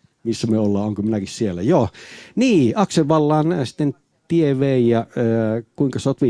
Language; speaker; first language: Finnish; native; Finnish